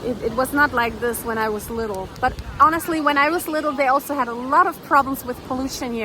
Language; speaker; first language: English; non-native, fluent; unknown